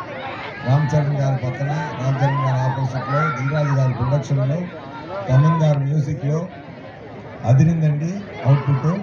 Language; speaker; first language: Telugu; non-native, learner; Tamil